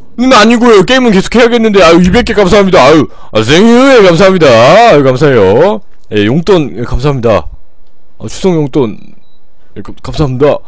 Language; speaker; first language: Korean; native; Korean